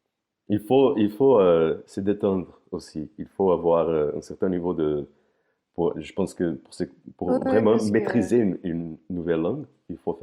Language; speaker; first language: French; non-native, fluent; Portuguese